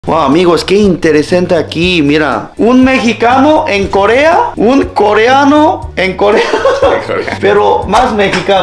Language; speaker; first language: Spanish; non-native, fluent; Korean